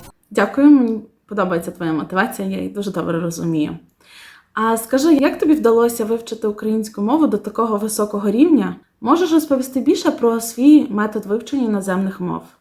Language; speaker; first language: Ukrainian; native; Ukrainian